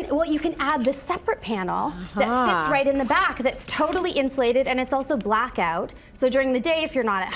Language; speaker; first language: English; native; English